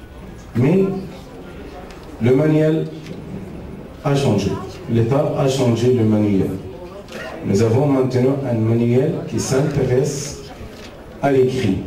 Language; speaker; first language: French; non-native, fluent; Arabic